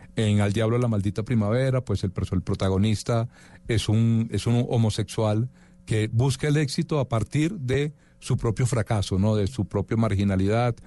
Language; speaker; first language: Spanish; native; Spanish